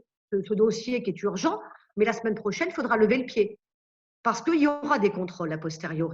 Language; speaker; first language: French; native; French